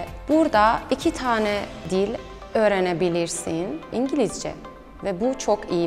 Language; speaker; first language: Turkish; non-native, learner; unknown